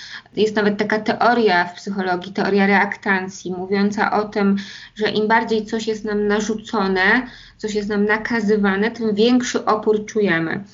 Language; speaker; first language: Polish; native; Polish